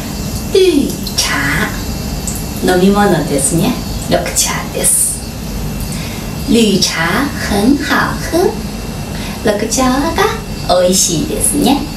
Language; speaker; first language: Japanese; non-native, fluent; Chinese